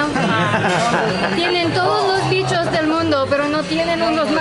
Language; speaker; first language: Spanish; non-native, learner; English